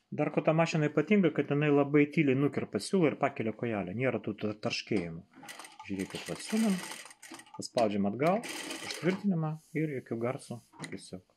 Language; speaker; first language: Lithuanian; non-native, local second language; Russian